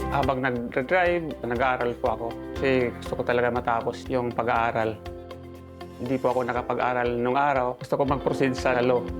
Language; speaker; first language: Filipino; native; Filipino